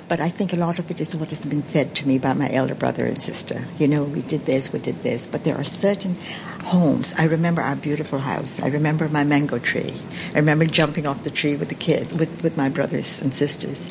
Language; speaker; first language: English; non-native, local second language; Sindhi